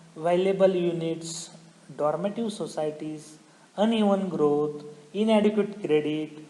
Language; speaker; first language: English; non-native, local second language; Marathi